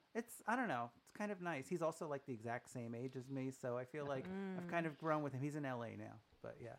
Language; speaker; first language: English; native; English